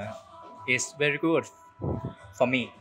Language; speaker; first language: English; non-native, learner; Thai